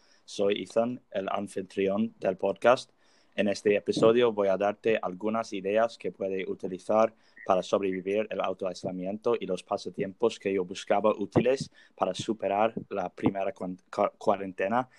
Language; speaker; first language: Spanish; non-native, learner; English